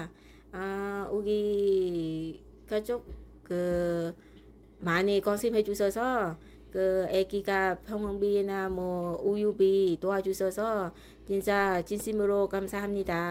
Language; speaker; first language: Korean; non-native, learner; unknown